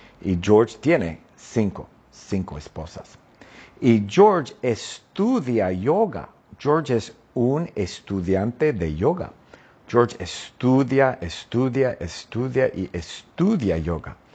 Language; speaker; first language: Spanish; non-native, fluent; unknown